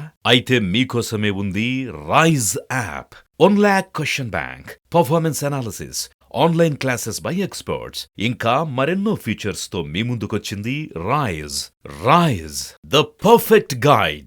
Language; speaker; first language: Telugu; native; Telugu